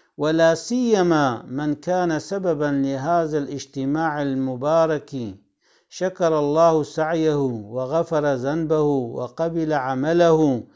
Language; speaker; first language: Arabic; non-native, fluent; Kurdish